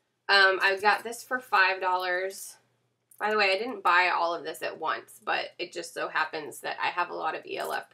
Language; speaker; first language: English; native; English